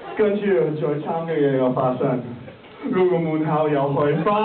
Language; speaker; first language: Cantonese; non-native, learner; English